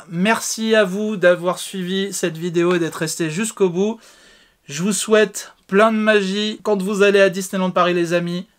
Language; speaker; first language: French; native; French